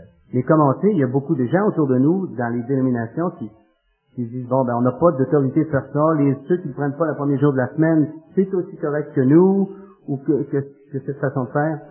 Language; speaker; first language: French; native; French